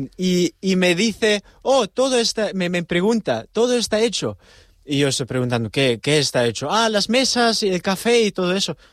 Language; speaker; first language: Spanish; non-native, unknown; German